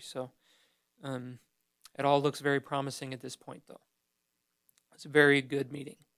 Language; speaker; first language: English; native; English